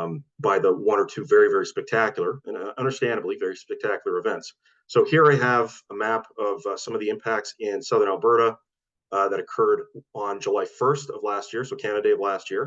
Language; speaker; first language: English; native; English